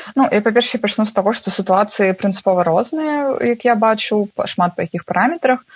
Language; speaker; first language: Belarusian; non-native, local second language; Russian